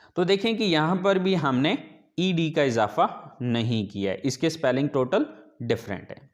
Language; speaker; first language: Urdu; native; Urdu